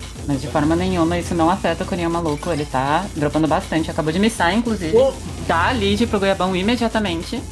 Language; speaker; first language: Portuguese; native; Portuguese